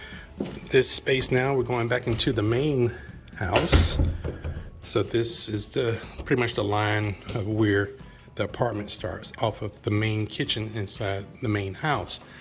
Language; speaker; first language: English; native; English